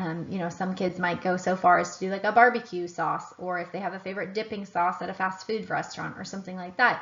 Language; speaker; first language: English; native; English